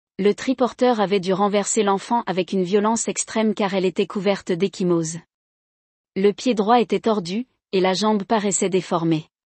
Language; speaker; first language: French; non-native, local second language; Arabic